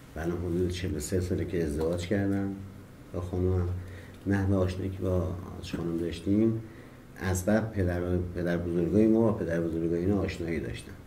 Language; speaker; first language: Persian; native; Persian